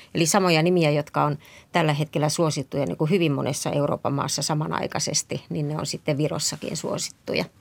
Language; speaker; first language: Finnish; native; Finnish